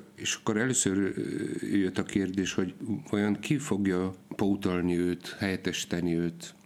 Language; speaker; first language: Hungarian; non-native, fluent; Polish